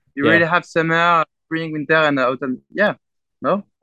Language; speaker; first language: English; non-native, fluent; French